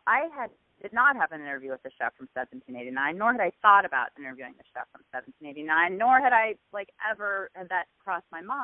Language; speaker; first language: English; native; English